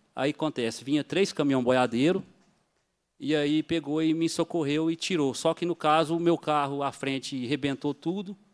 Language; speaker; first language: Portuguese; native; Portuguese